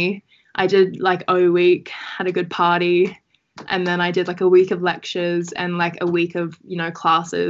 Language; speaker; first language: English; native; English